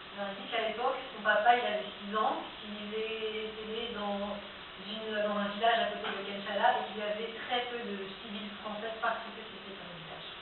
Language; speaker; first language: French; native; French